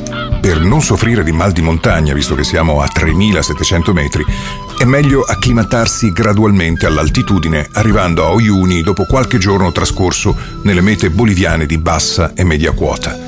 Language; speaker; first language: Italian; native; Italian